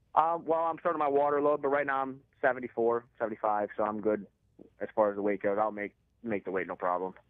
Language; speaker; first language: English; native; English